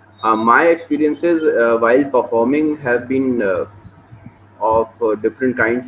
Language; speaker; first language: English; non-native, local second language; Hindi